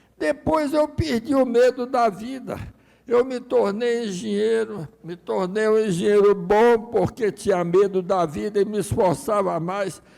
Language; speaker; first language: Portuguese; early bilingual, other home language; Russian